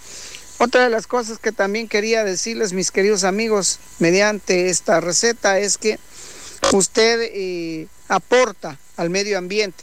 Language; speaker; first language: Spanish; native; Spanish